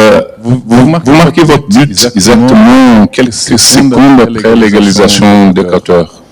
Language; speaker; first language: French; non-native, fluent; Portuguese